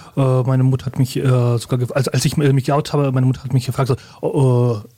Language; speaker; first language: German; early bilingual, other home language; Russian